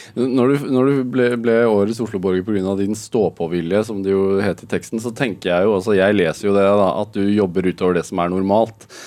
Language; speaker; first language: Norwegian; native; Norwegian